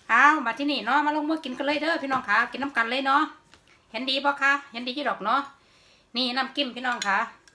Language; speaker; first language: Thai; native; Thai